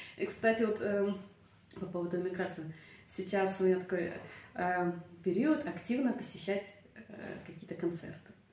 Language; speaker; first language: Russian; native; Russian